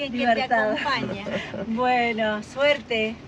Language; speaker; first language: Spanish; native; Spanish